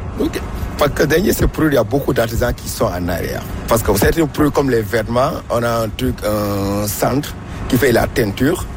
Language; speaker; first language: French; non-native, local second language; Wolof